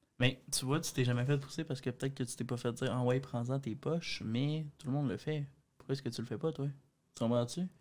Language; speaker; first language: French; native; French